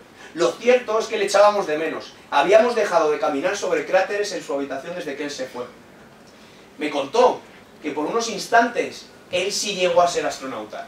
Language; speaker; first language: Spanish; native; Spanish